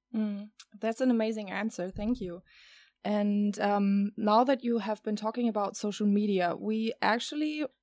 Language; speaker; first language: English; non-native, fluent; German